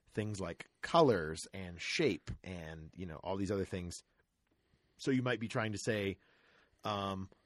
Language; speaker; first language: English; native; English